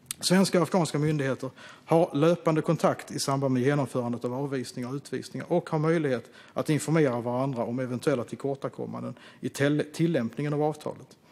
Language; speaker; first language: Swedish; native; Swedish